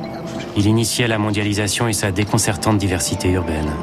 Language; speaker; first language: French; native; French